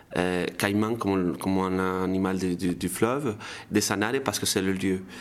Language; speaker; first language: French; non-native, fluent; Spanish